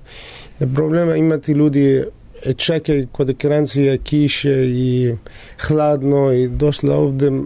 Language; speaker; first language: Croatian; non-native, learner; Arabic